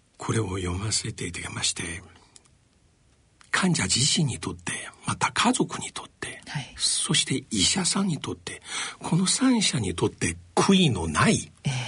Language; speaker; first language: Japanese; non-native, fluent; Chinese